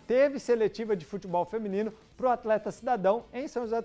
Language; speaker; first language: Portuguese; native; Portuguese